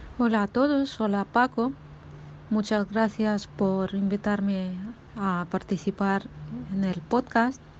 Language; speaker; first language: Spanish; non-native, fluent; Russian